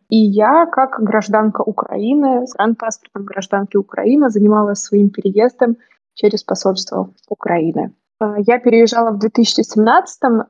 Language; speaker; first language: Russian; native; Russian